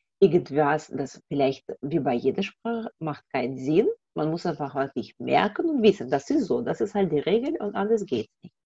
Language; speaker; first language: German; non-native, fluent; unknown